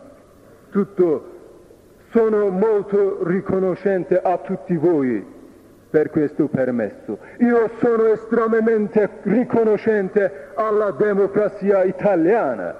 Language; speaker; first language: Italian; non-native, fluent; Turkish